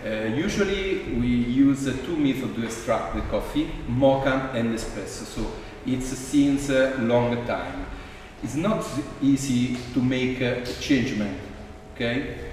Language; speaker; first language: English; non-native, fluent; Italian